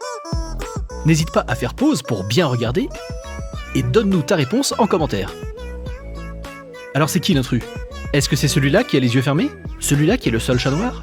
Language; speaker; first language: French; native; French